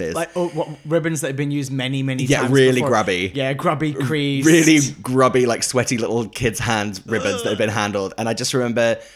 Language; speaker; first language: English; native; English